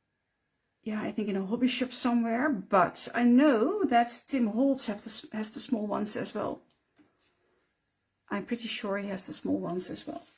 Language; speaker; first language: English; non-native, fluent; Dutch